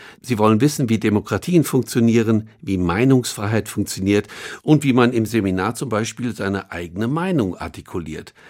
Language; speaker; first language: German; native; German